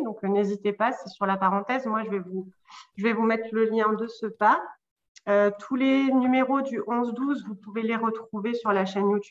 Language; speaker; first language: French; native; French